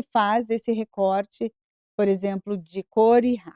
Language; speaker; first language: Portuguese; native; Portuguese